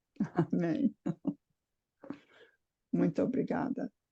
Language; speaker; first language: Portuguese; non-native, fluent; English